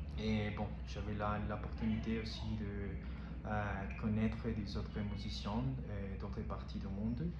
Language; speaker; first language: French; non-native, learner; Spanish